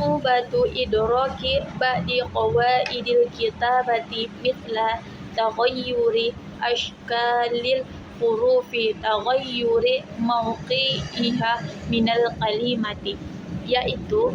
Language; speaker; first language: Arabic; non-native, learner; Indonesian